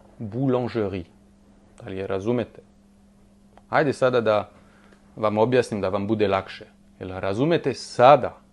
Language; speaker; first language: Bosnian; non-native, fluent; French